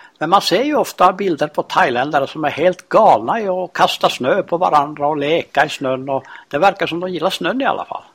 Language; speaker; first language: Swedish; native; Swedish